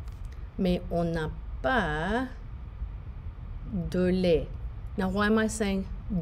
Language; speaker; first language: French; non-native, fluent; English